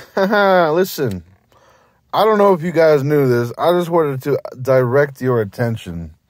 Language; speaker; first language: English; native; English